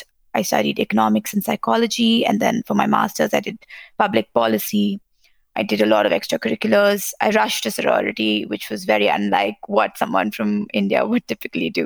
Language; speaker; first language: English; non-native, local second language; Hindi